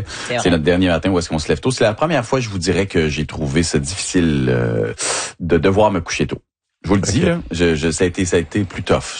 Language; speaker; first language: French; native; French